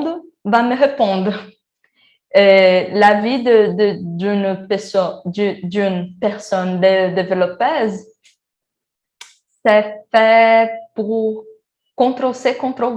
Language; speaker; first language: French; non-native, learner; Portuguese